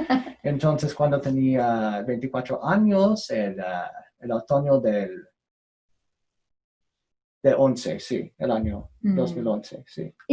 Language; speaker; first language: Spanish; non-native, learner; English